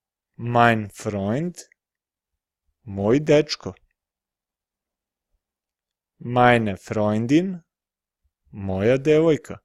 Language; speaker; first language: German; non-native, fluent; Serbian